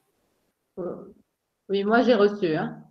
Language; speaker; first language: French; non-native, local second language; Arabic